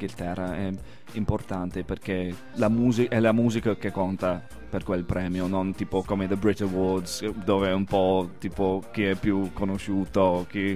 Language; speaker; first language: Italian; non-native, fluent; English